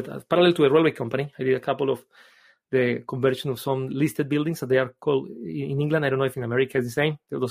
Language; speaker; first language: English; non-native, fluent; Spanish